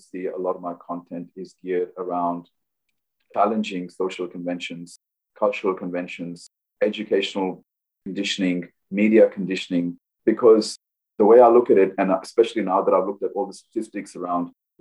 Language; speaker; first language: English; non-native, local second language; Hindi